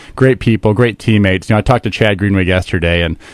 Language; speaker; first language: English; native; English